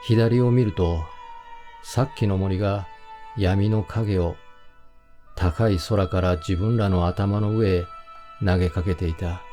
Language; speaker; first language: Japanese; native; Japanese